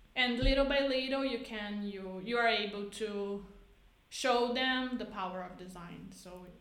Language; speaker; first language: English; non-native, fluent; Portuguese